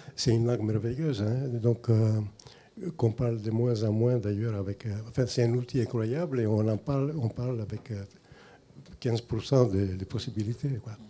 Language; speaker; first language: French; non-native, fluent; Greek